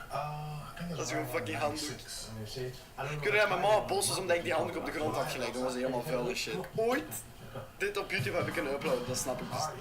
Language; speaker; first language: Dutch; native; Dutch